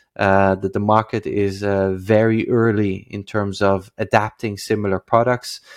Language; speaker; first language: English; non-native, fluent; Dutch